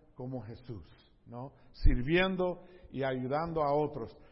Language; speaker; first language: Spanish; early bilingual, heritage; Spanish